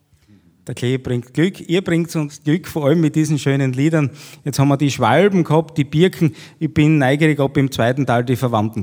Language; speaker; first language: German; native; German